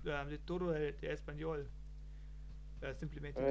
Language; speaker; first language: Spanish; non-native, learner; German